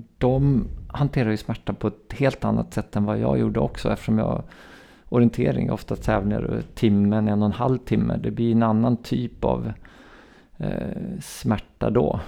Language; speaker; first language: Swedish; native; Swedish